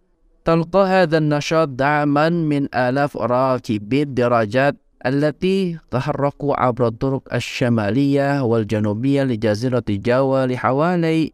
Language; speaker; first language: Arabic; non-native, fluent; Indonesian